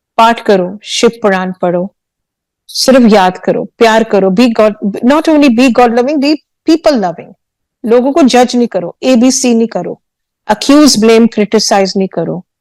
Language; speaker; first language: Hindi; early bilingual, heritage; Hindi